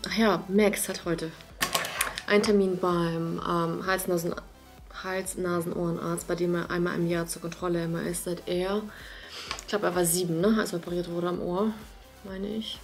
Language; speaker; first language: German; native; German